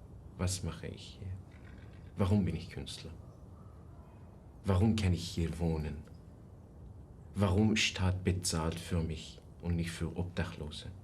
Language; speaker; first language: German; non-native, fluent; Persian